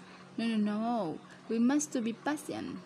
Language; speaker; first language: English; non-native, learner; Indonesian